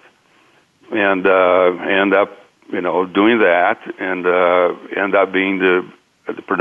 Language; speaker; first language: English; non-native, fluent; Portuguese